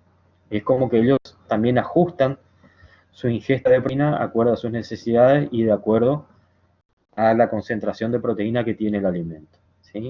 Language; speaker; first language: Spanish; native; Spanish